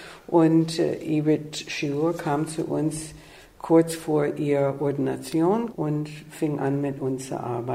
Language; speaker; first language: German; non-native, fluent; English